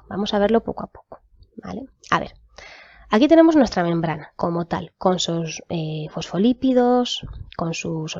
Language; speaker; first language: Spanish; native; Spanish